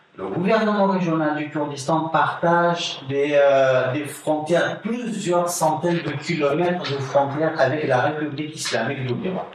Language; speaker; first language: French; non-native, fluent; Kurdish